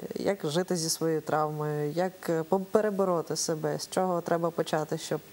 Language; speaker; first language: Ukrainian; native; Ukrainian